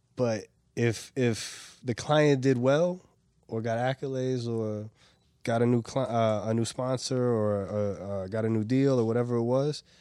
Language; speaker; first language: English; native; English